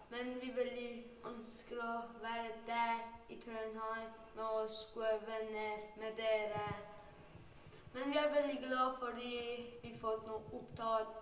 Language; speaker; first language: Norwegian; non-native, learner; Persian